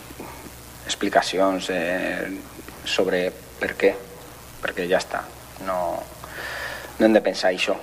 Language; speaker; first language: Catalan; non-native, fluent; Spanish